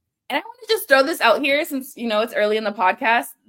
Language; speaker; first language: English; early bilingual, other home language; Spanish